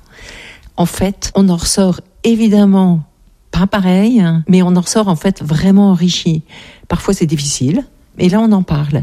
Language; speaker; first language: French; native; French